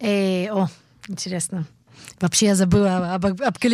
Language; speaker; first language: Russian; early bilingual, heritage; Russian